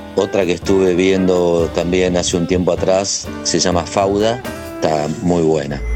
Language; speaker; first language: Spanish; native; Spanish